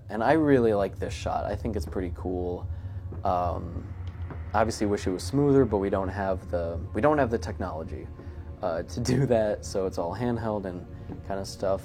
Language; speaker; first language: English; native; English